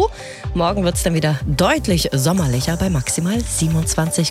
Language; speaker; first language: German; native; German